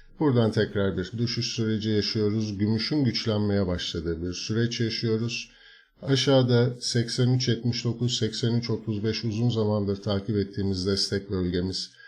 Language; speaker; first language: Turkish; native; Turkish